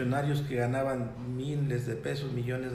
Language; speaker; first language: Spanish; native; Spanish